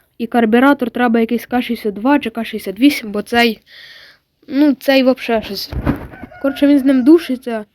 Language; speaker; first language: Ukrainian; native; Ukrainian